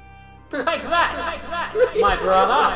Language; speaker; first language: English; native; English